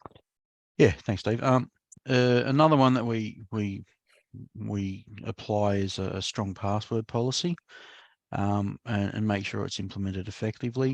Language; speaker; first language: English; native; English